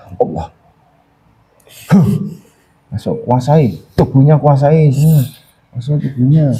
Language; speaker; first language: Indonesian; native; Indonesian